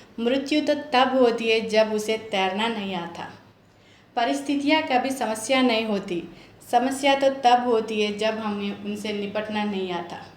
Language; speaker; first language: Hindi; non-native, local second language; Telugu